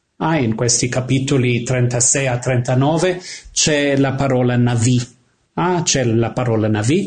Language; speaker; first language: Italian; non-native, fluent; English